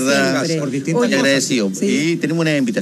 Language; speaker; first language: Spanish; native; Spanish